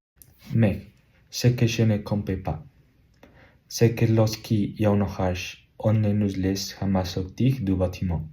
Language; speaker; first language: French; non-native, learner; Spanish